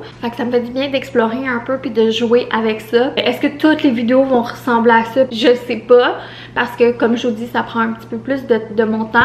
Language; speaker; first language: French; native; French